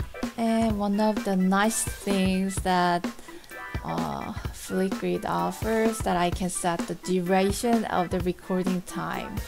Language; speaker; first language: English; non-native, fluent; Korean